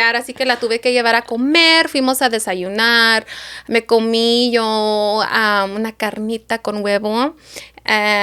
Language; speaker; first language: Spanish; early bilingual, heritage; Spanish